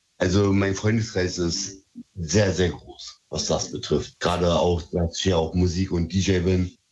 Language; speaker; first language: German; early bilingual, other home language; Turkish